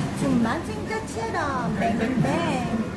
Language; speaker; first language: Korean; non-native, learner; Filipino